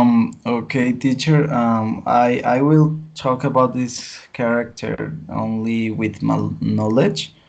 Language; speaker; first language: English; non-native, learner; Spanish